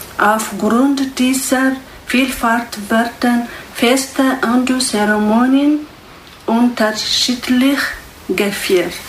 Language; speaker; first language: German; non-native, learner; Tigrinya